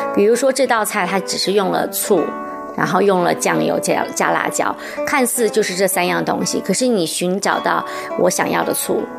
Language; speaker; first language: Chinese; native; Chinese